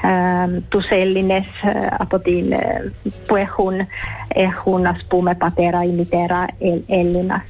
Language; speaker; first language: Greek; early bilingual, heritage; Greek